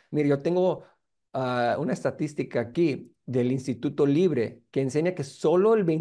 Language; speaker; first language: Spanish; early bilingual, heritage; Spanish